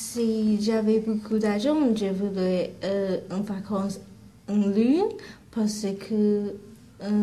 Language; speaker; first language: French; non-native, learner; English